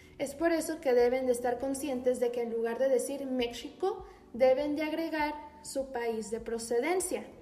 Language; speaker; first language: Spanish; native; Spanish